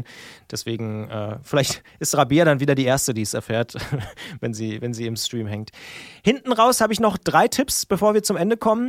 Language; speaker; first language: German; native; German